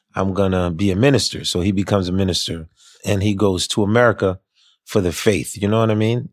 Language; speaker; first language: English; early bilingual, other home language; Haitian Creole